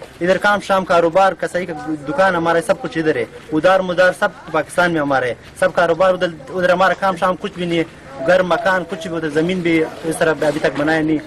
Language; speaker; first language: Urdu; non-native, local second language; Pashto